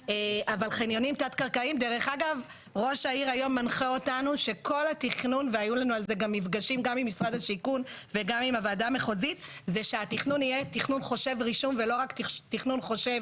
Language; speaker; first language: Hebrew; native; Hebrew